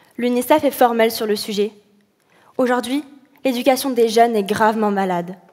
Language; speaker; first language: French; early bilingual, other home language; Arabic